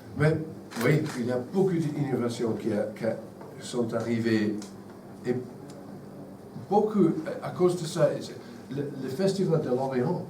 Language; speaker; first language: French; non-native, fluent; English